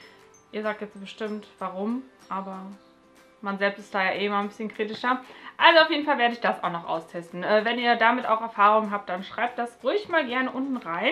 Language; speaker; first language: German; native; German